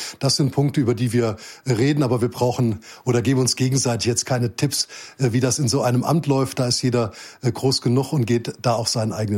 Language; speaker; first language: German; native; German